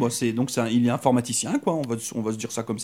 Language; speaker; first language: French; native; French